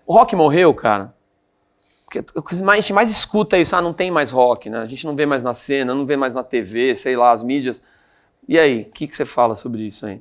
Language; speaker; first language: Portuguese; native; Portuguese